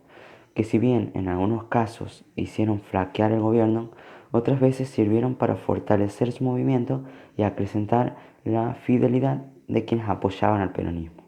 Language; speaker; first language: Spanish; native; Spanish